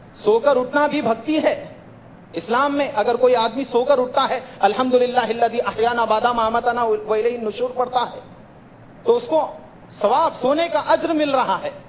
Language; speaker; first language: Hindi; native; Hindi